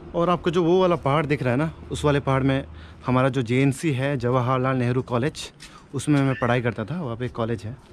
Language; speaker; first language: Hindi; non-native, local second language; Adi